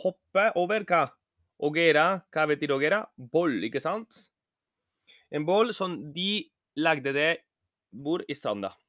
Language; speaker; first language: Norwegian; non-native, fluent; Spanish